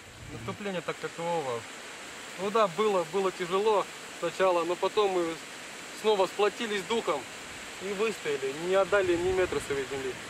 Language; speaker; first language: Russian; native; Russian